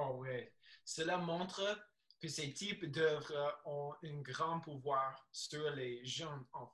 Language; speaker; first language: French; non-native, learner; English